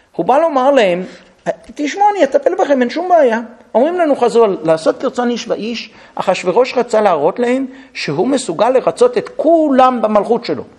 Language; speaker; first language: Hebrew; non-native, fluent; English